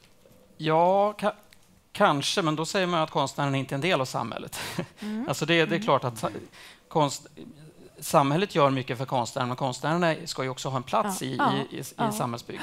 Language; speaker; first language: Swedish; native; Swedish